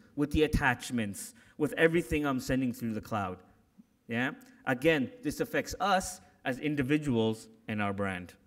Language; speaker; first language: English; native; English